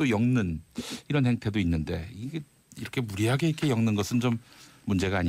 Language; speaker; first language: Korean; native; Korean